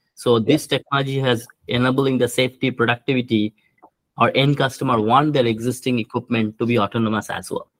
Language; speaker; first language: English; non-native, local second language; Bangla